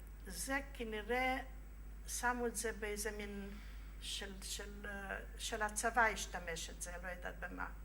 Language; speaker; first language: Hebrew; non-native, fluent; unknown